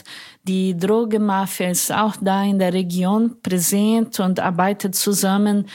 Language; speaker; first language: German; non-native, fluent; Portuguese